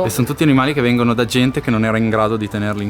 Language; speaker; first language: Italian; native; Italian